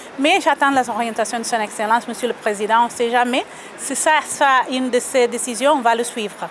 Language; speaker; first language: French; non-native, fluent; Portuguese